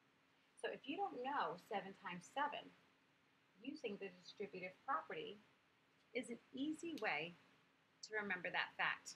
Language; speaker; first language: English; native; English